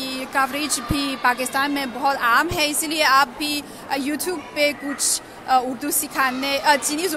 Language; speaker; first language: Hindi; non-native, fluent; Chinese